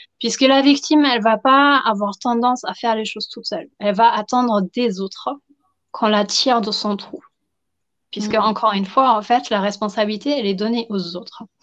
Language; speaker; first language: French; non-native, fluent; German